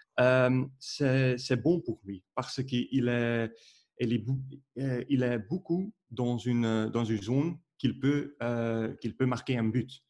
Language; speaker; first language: French; non-native, learner; Dutch